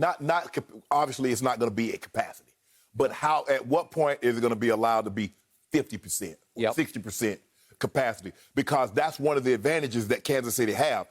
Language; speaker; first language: English; native; English